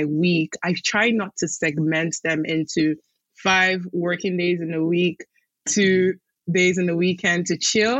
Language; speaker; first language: English; non-native, local second language; Igbo